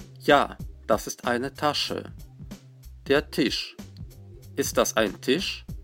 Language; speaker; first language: German; non-native, fluent; Russian